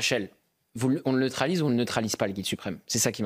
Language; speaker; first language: French; native; French